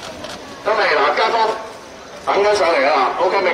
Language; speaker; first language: Chinese; native; Chinese